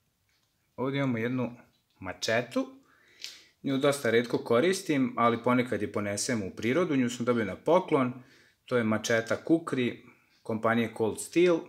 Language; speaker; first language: Serbian; native; Serbian